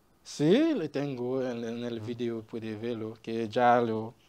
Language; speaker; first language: Spanish; non-native, learner; Haitian Creole